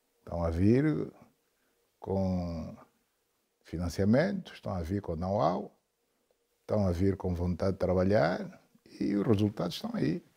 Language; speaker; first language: Portuguese; native; Portuguese